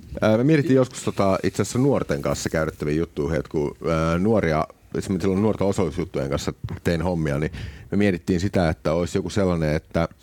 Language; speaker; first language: Finnish; native; Finnish